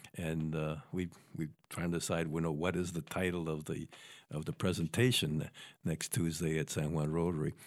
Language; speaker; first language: English; native; English